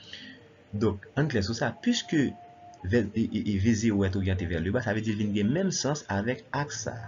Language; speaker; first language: French; non-native, local second language; Haitian Creole